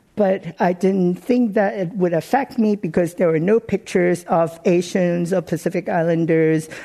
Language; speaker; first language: English; non-native, local second language; Cantonese